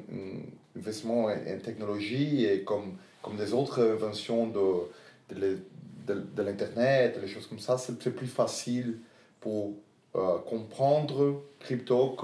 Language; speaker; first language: French; non-native, fluent; Portuguese